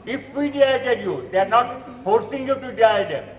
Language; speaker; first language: English; non-native, local second language; Marathi